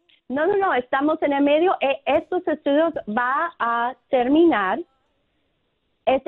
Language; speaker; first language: Spanish; non-native, fluent; English